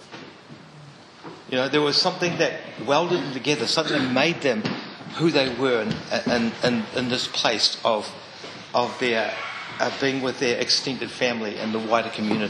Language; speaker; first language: English; native; English